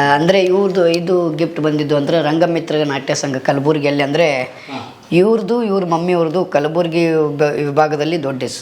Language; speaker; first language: Kannada; native; Kannada